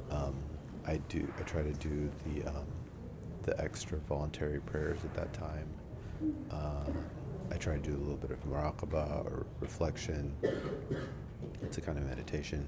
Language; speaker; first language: English; early bilingual, other home language; Urdu